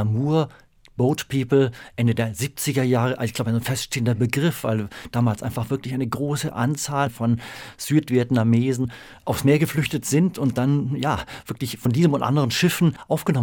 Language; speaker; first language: German; native; German